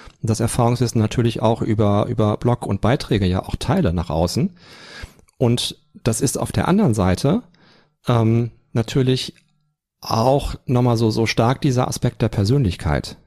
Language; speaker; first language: German; native; German